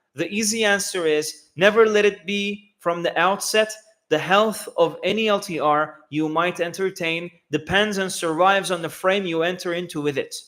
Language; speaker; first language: English; non-native, fluent; Turkish